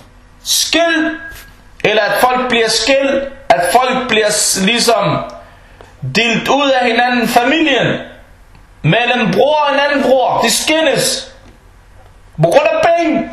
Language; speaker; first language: Danish; early bilingual, other home language; Arabic